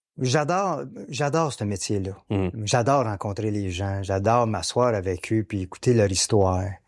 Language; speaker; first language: French; native; French